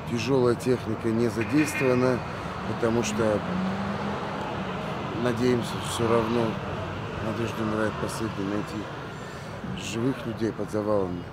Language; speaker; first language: Russian; non-native, fluent; Armenian